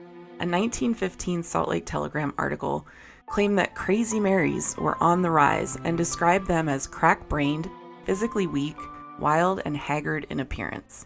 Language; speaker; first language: English; native; English